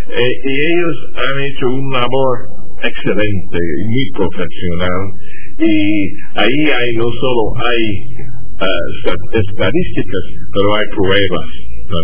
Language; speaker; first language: Spanish; non-native, fluent; English